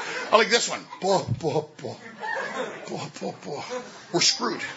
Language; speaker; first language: English; native; English